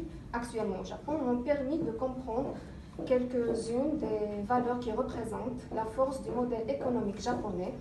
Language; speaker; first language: French; non-native, local second language; Arabic